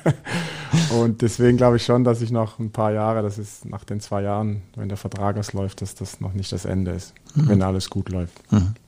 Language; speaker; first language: German; native; German